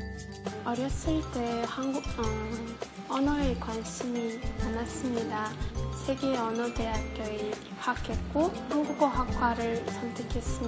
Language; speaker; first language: Korean; non-native, learner; Uzbek